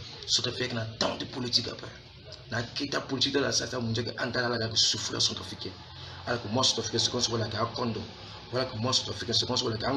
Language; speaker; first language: French; non-native, local second language; Sango